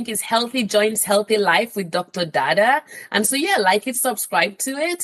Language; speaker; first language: English; non-native, local second language; Yoruba